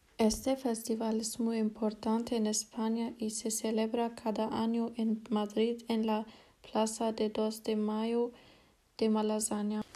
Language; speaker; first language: Spanish; non-native, learner; German